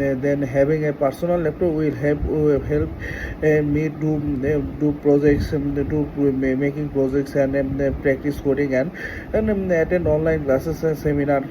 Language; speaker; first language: English; non-native, learner; Bangla